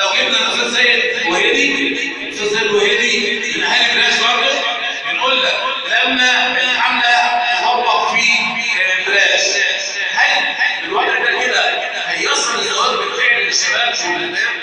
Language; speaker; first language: Arabic; native; Arabic